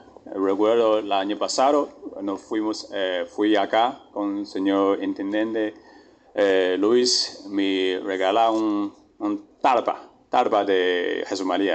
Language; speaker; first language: Spanish; non-native, learner; Chinese